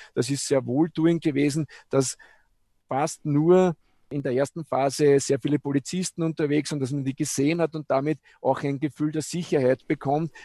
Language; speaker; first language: German; native; German